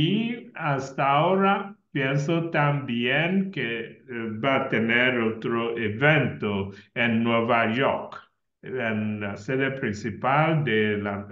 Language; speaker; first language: Spanish; non-native, learner; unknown